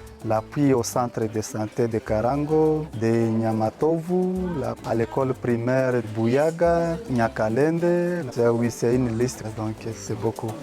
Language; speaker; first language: French; non-native, local second language; Rundi